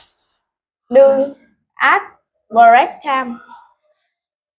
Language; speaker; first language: English; non-native, learner; Vietnamese